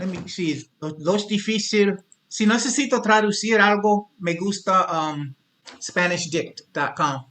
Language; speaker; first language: Spanish; non-native, learner; English